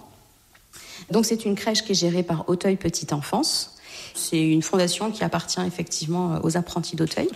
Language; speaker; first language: French; native; French